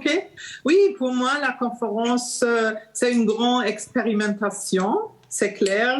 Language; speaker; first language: French; non-native, learner; German